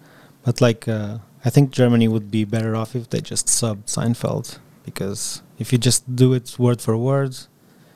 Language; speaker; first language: English; non-native, fluent; Portuguese